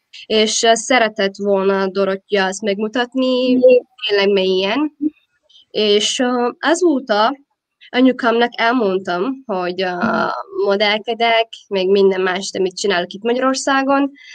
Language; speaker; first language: Hungarian; non-native, fluent; Somali